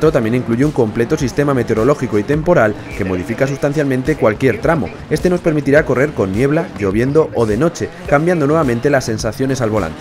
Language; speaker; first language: Spanish; native; Spanish